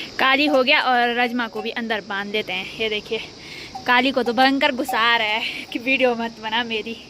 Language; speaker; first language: Hindi; native; Hindi